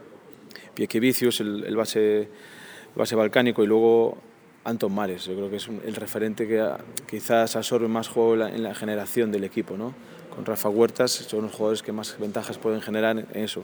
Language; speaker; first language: Spanish; native; Spanish